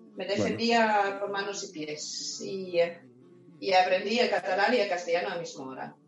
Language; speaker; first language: Spanish; non-native, fluent; German